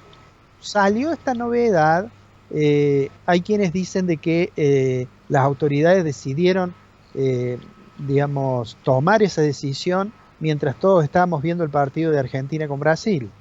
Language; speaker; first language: Spanish; native; Spanish